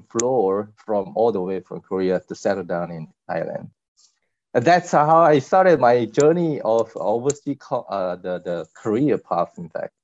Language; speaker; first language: English; non-native, fluent; Korean